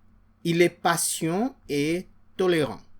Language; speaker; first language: French; non-native, fluent; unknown